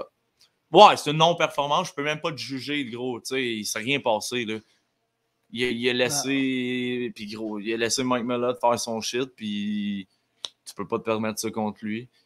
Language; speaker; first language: French; native; French